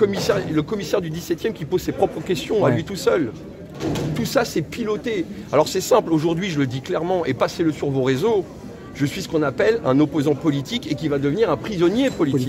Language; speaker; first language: French; native; French